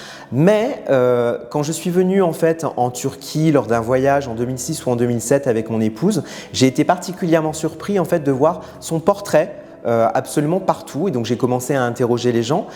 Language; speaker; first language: French; native; French